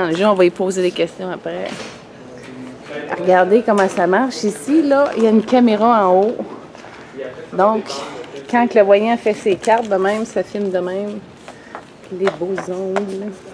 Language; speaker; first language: French; native; French